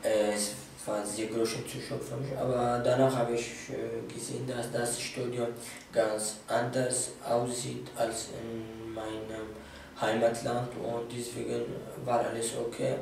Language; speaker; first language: German; non-native, fluent; Arabic